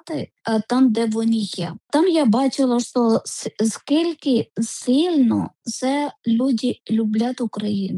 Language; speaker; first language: Ukrainian; non-native, learner; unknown